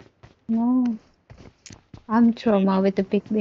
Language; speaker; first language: English; non-native, learner; Indonesian